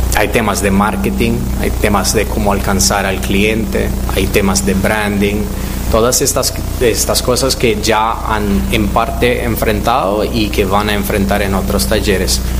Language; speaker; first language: Spanish; non-native, fluent; Italian